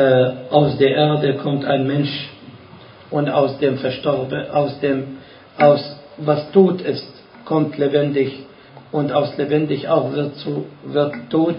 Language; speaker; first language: German; non-native, fluent; Arabic